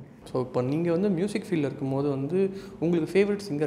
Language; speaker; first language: Tamil; native; Tamil